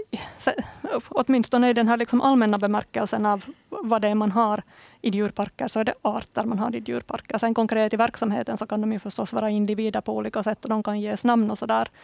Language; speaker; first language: Swedish; native; Swedish